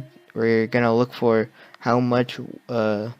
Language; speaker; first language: English; native; English